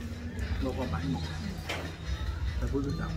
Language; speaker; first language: Korean; native; Korean